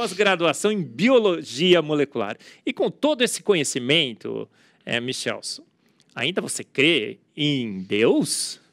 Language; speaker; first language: Portuguese; native; Portuguese